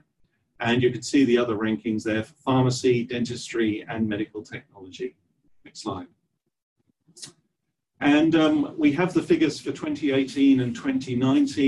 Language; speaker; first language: English; native; English